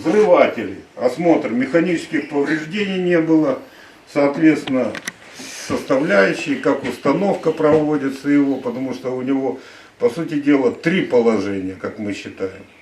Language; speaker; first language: Russian; native; Russian